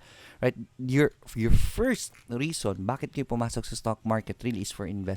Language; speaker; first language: Filipino; native; Filipino